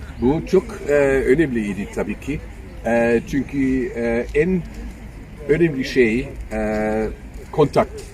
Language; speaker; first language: Turkish; non-native, learner; German